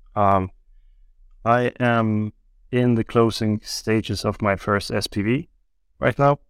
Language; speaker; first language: English; non-native, fluent; Swedish